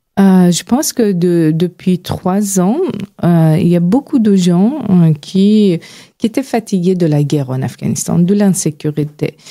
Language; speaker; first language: French; non-native, fluent; Persian